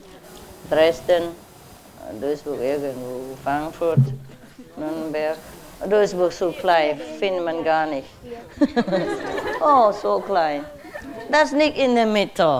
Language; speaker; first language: German; non-native, learner; Vietnamese